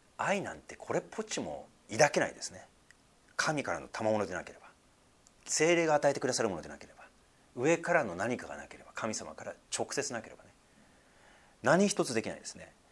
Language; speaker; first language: Japanese; native; Japanese